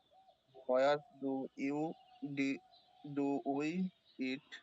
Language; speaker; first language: English; non-native, learner; Bangla